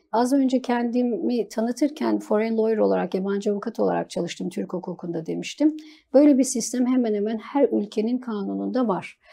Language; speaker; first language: Turkish; native; Turkish